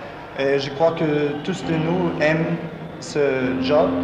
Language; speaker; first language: French; non-native, learner; English